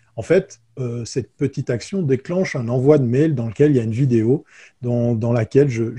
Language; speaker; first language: French; native; French